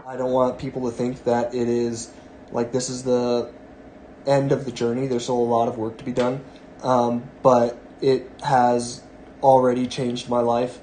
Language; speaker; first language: English; native; English